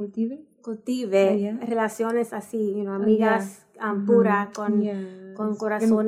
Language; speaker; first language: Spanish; early bilingual, heritage; Spanish